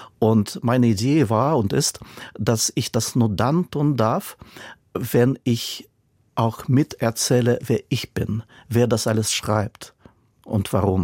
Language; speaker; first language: German; non-native, fluent; Russian